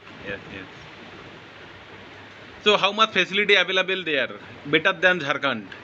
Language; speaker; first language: English; non-native, learner; Bangla